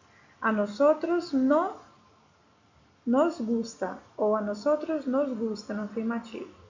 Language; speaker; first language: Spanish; non-native, fluent; Portuguese